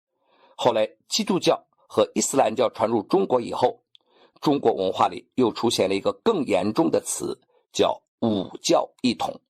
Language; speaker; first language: Chinese; native; Chinese